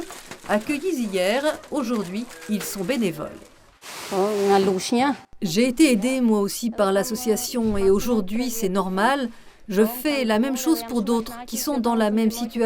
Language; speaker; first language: French; native; French